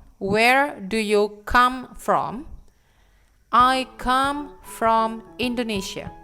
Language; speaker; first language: English; non-native, fluent; Indonesian